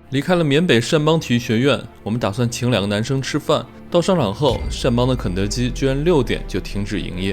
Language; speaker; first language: Chinese; native; Chinese